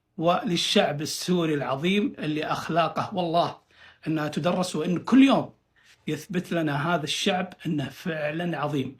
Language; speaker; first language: Arabic; native; Arabic